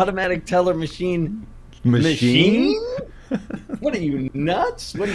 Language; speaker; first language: English; native; English